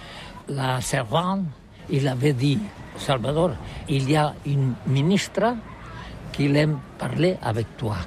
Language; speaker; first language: French; non-native, learner; Catalan